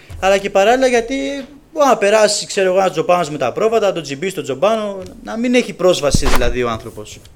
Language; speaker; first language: Greek; native; Greek